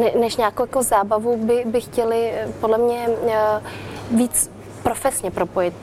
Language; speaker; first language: Czech; early bilingual, other home language; Vietnamese